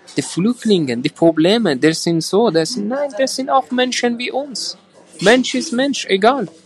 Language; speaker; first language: German; non-native, learner; Persian